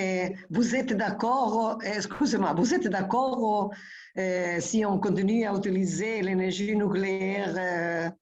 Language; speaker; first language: French; non-native, fluent; Italian